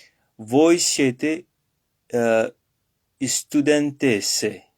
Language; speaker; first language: Italian; non-native, learner; French